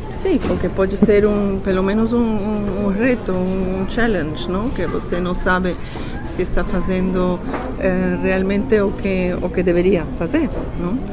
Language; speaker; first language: Portuguese; non-native, fluent; Spanish